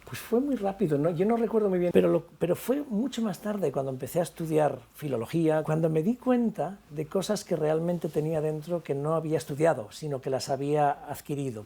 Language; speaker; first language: Spanish; native; Spanish